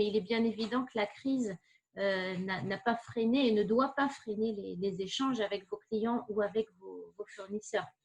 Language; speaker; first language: French; native; French